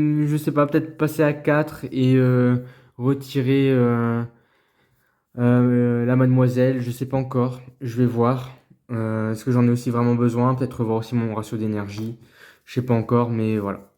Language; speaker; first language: French; native; French